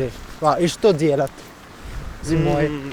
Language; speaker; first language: Russian; non-native, learner; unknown